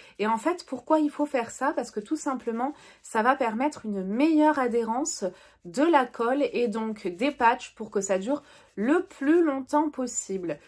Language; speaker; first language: French; native; French